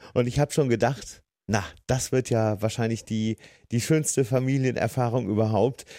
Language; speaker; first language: German; native; German